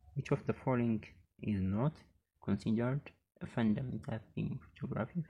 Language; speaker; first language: English; non-native, local second language; Amharic